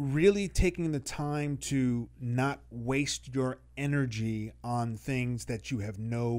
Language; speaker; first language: English; native; English